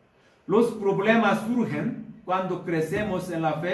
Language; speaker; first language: Spanish; non-native, learner; Korean